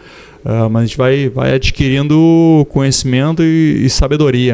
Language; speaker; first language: Portuguese; native; Portuguese